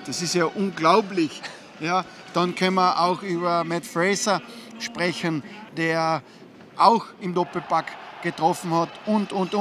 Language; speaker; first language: German; native; German